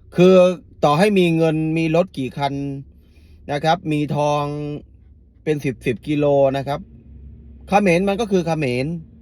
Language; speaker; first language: Thai; native; Thai